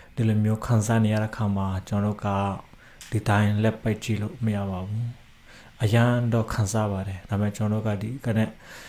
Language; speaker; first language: Burmese; non-native, local second language; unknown